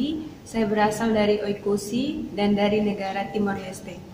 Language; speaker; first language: Indonesian; non-native, fluent; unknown